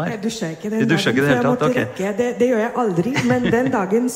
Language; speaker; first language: Norwegian; non-native, fluent; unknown